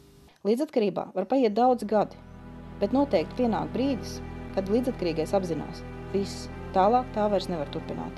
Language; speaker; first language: Latvian; native; Latvian